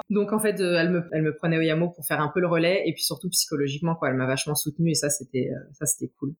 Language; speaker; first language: French; native; French